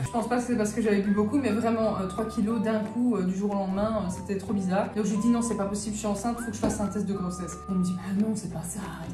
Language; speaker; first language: French; native; French